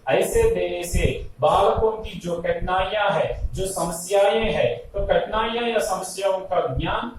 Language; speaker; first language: Hindi; non-native, local second language; Telugu